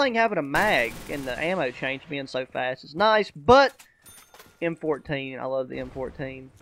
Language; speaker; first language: English; native; English